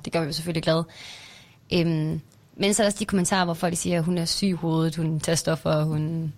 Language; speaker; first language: Danish; native; Danish